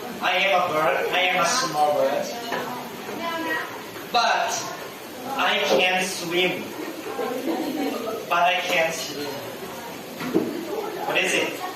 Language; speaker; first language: English; non-native, learner; Thai